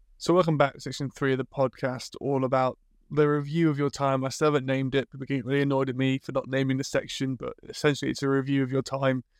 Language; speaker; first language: English; native; English